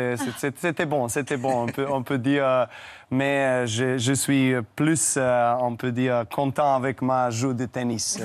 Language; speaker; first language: French; non-native, learner; Serbian